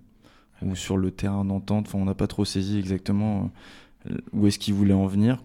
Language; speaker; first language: French; native; French